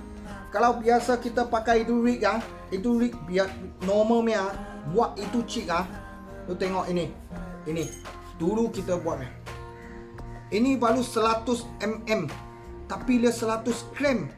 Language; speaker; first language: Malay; non-native, local second language; Chinese